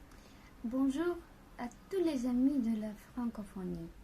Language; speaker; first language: French; non-native, fluent; Bulgarian